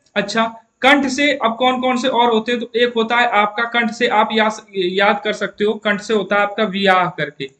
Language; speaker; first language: Hindi; native; Hindi